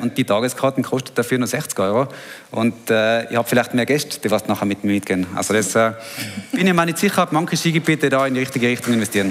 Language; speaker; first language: German; native; German